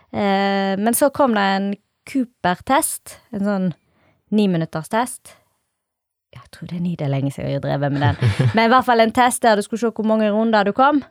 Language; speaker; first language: Norwegian; native; Norwegian